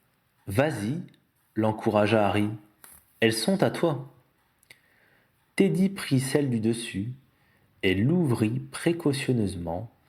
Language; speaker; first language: French; native; French